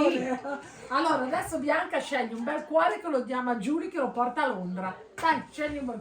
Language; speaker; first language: Italian; native; Italian